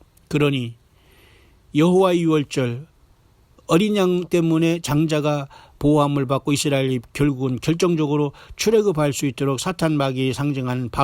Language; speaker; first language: Korean; native; Korean